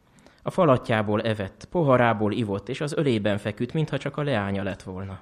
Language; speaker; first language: Hungarian; native; Hungarian